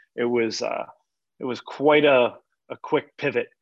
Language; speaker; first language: English; native; English